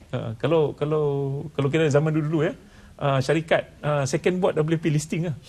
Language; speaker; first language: Malay; native; Malay